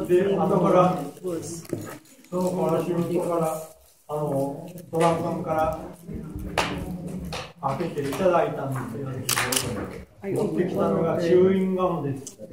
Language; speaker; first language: Japanese; native; Japanese